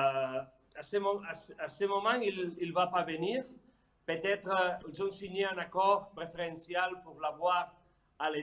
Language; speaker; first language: French; non-native, fluent; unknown